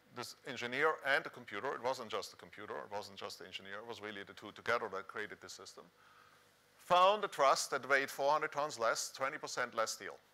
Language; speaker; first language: English; non-native, fluent; Swiss German